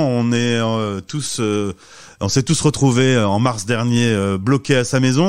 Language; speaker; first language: French; native; French